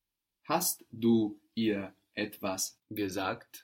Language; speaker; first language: German; non-native, fluent; English